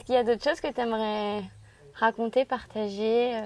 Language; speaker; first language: French; native; French